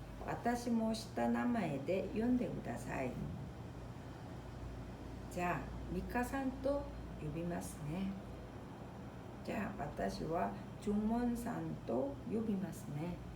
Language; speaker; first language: Japanese; non-native, fluent; Korean